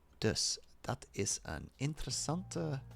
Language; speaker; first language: Dutch; non-native, learner; English